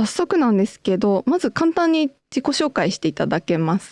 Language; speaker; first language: Japanese; native; Japanese